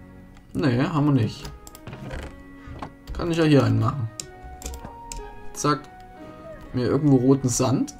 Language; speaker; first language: German; native; German